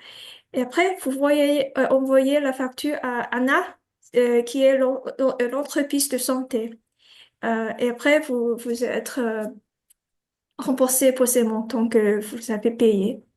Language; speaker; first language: French; non-native, learner; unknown